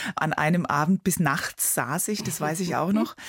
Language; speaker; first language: German; native; German